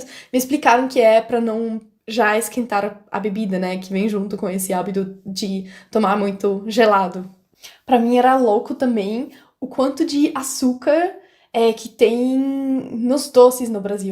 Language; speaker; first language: Portuguese; non-native, fluent; German